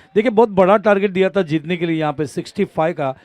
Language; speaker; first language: Hindi; non-native, local second language; Marathi